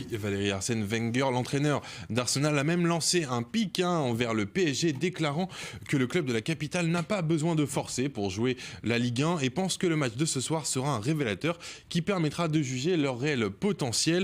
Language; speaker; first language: French; native; French